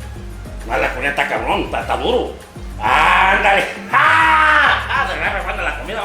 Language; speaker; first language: Spanish; native; Spanish